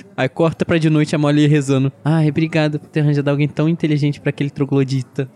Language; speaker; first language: Portuguese; native; Portuguese